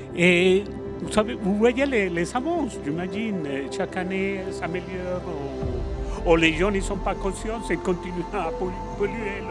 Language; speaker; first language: French; non-native, fluent; Spanish